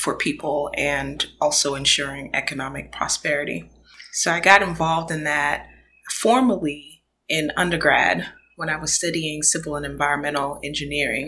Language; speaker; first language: English; early bilingual, other home language; Akan